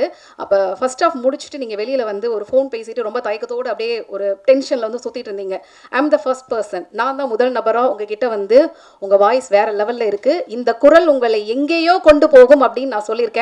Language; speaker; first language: Tamil; native; Tamil